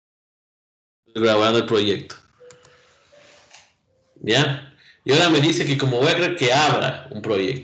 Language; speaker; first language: Spanish; native; Spanish